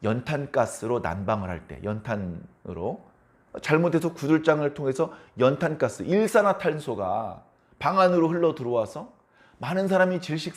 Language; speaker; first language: Korean; native; Korean